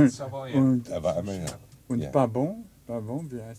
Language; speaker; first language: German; non-native, learner; French